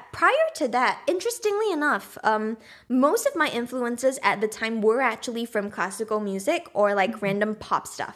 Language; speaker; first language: English; native; English